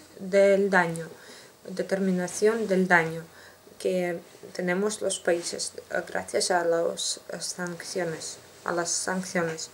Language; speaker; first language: Spanish; non-native, learner; Russian